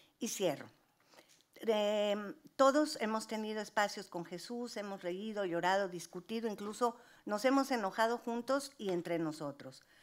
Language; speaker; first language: Spanish; native; Spanish